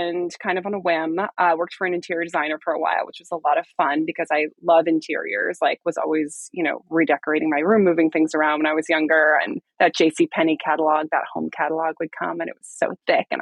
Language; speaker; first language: English; native; English